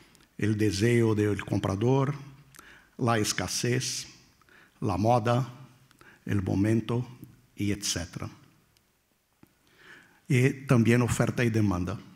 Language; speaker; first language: Spanish; non-native, fluent; Portuguese